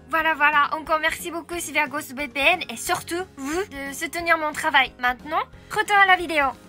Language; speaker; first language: French; non-native, fluent; Japanese